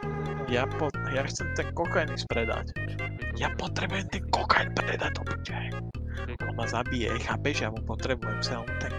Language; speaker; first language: Slovak; native; Slovak